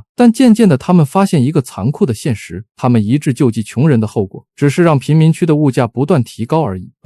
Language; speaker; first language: Chinese; native; Chinese